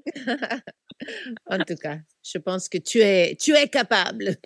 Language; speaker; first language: French; non-native, fluent; Korean